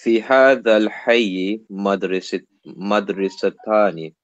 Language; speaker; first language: Arabic; non-native, learner; English